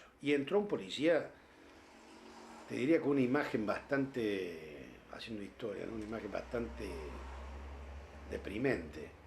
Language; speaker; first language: Spanish; native; Spanish